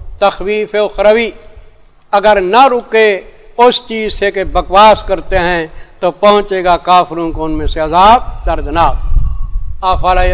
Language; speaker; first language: Urdu; non-native, local second language; Saraiki